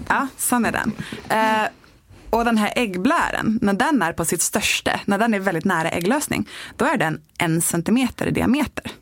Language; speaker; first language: Swedish; native; Swedish